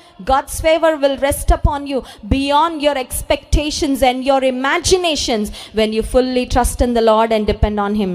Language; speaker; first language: English; non-native, local second language; Telugu